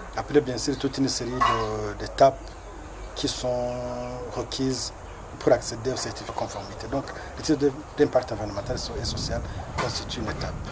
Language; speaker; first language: French; non-native, local second language; Rundi